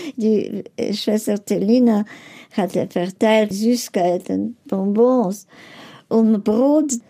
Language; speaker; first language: German; non-native, fluent; Polish